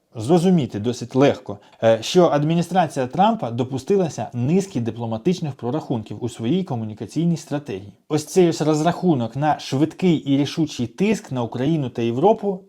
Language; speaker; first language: Ukrainian; non-native, local second language; Russian